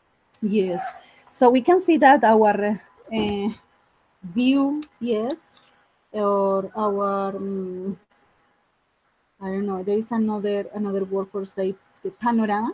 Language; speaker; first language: English; non-native, fluent; Spanish